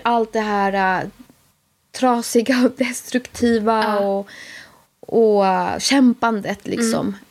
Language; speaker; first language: Swedish; native; Swedish